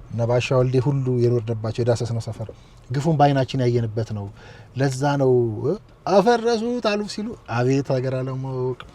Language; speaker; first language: Amharic; native; Amharic